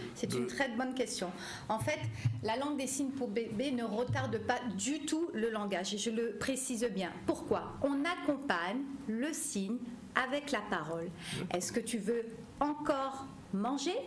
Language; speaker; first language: French; native; French